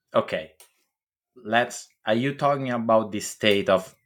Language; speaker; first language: English; non-native, fluent; Italian